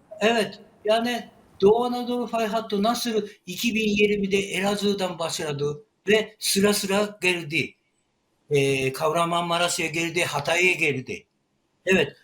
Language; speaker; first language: Turkish; non-native, learner; Japanese